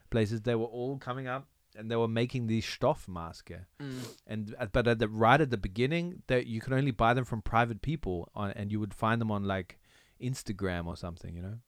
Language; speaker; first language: English; native; English